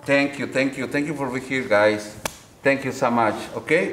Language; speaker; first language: English; non-native, learner; Spanish